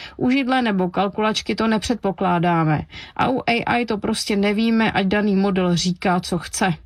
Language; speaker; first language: Czech; native; Czech